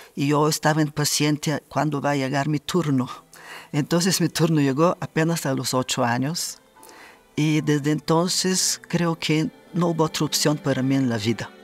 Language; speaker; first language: Spanish; non-native, fluent; Bulgarian